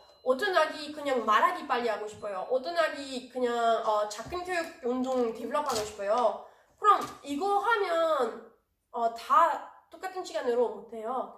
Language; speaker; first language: Korean; non-native, learner; French